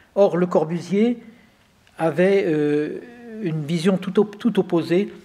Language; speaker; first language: French; native; French